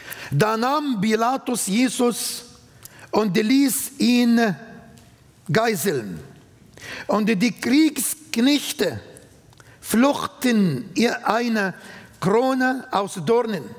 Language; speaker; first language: German; non-native, fluent; Arabic